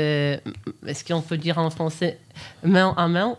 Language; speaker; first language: French; non-native, fluent; Ukrainian